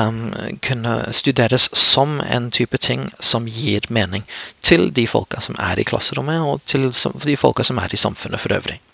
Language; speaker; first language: Norwegian; non-native, fluent; English